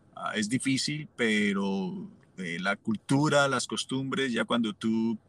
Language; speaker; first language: Spanish; native; Spanish